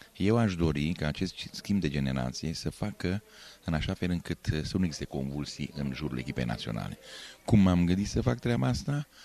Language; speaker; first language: Romanian; non-native, local second language; Hungarian